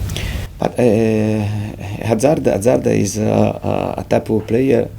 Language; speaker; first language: English; non-native, fluent; Italian